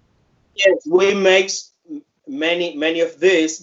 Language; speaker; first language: English; non-native, fluent; Spanish